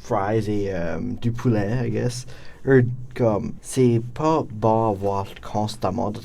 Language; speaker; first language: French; non-native, local second language; English